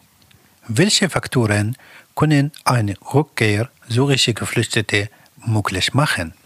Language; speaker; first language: German; non-native, fluent; Arabic